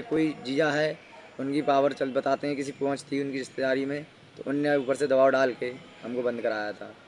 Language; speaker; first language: Hindi; native; Hindi